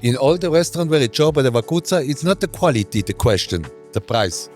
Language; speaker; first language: English; non-native, learner; German